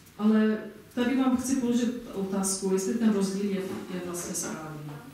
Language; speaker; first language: Czech; non-native, fluent; English